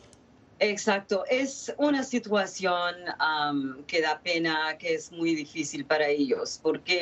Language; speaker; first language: Spanish; non-native, fluent; Haitian Creole